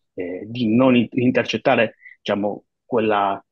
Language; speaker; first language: Italian; native; Italian